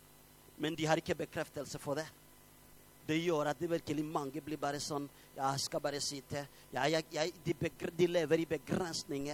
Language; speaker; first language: Swedish; non-native, fluent; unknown